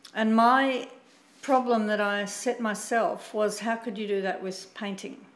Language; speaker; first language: English; native; English